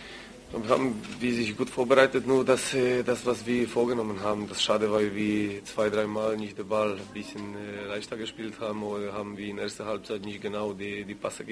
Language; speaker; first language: German; non-native, learner; Greek